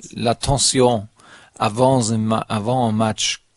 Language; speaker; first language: French; non-native, fluent; German